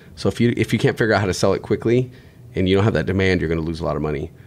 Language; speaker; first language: English; native; English